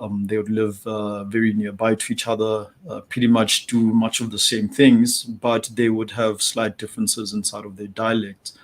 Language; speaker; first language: English; non-native, local second language; Tswana